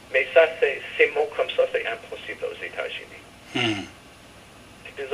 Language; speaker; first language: French; non-native, fluent; English